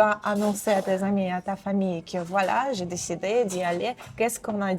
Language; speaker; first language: French; non-native, fluent; Russian